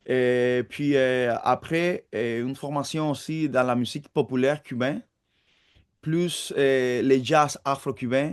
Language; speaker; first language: French; non-native, fluent; Spanish